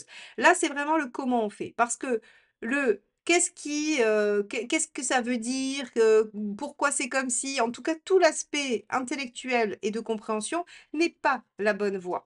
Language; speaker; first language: French; native; French